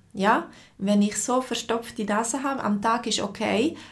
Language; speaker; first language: German; native; German